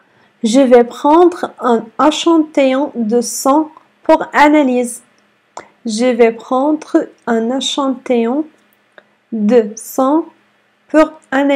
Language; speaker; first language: French; non-native, fluent; Arabic